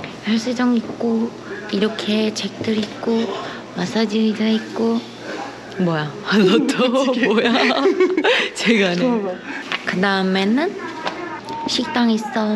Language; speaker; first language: Korean; non-native, learner; Turkish